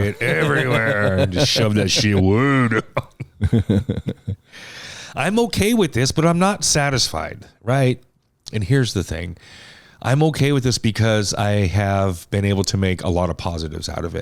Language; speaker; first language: English; native; English